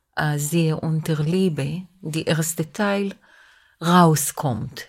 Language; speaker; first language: German; non-native, fluent; Hebrew